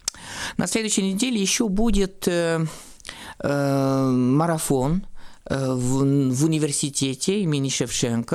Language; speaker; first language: Russian; non-native, fluent; French